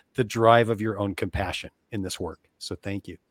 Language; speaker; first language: English; native; English